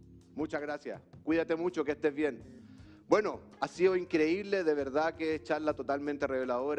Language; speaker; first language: Spanish; native; Spanish